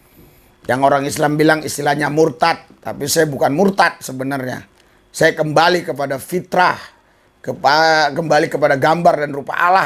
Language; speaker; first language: Indonesian; native; Indonesian